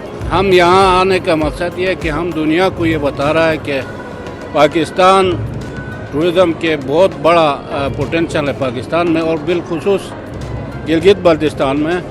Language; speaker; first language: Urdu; non-native, local second language; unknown